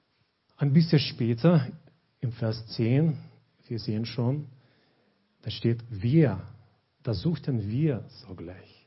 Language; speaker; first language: German; non-native, learner; Lithuanian